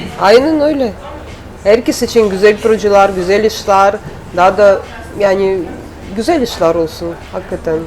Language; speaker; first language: Turkish; non-native, learner; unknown